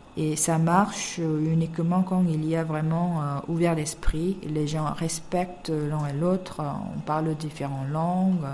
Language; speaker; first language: French; non-native, fluent; Korean